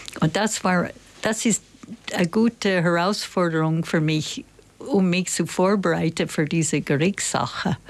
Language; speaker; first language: German; non-native, fluent; English